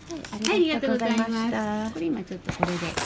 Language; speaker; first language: Japanese; native; Japanese